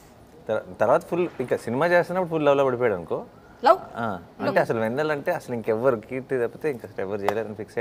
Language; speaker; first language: Telugu; native; Telugu